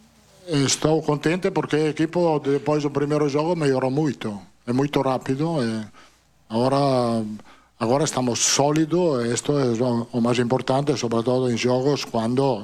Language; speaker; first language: Portuguese; non-native, fluent; Italian